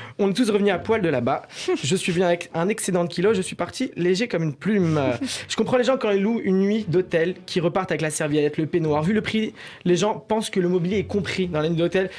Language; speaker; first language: French; native; French